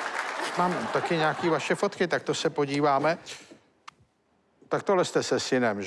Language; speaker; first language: Czech; native; Czech